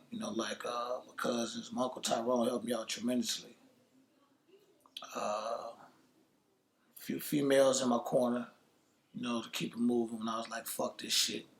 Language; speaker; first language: English; native; English